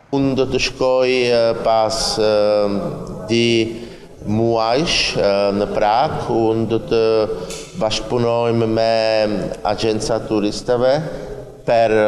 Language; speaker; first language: Albanian; non-native, learner; Czech